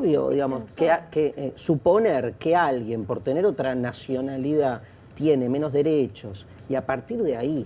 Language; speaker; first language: Spanish; native; Spanish